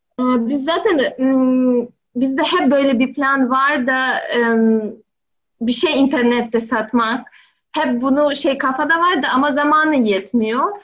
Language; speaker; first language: Turkish; non-native, learner; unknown